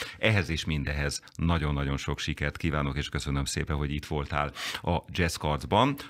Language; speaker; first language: Hungarian; native; Hungarian